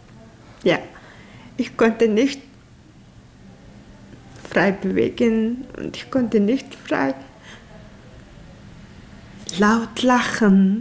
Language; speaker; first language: German; non-native, learner; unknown